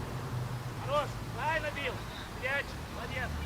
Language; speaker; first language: Russian; native; Russian